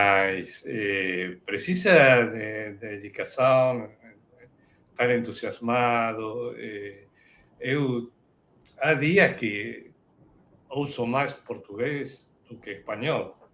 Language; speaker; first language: Portuguese; non-native, fluent; Spanish